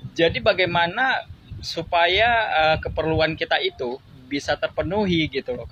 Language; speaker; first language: Indonesian; native; Indonesian